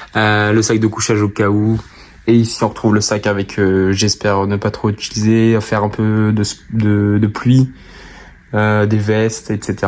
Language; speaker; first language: French; native; French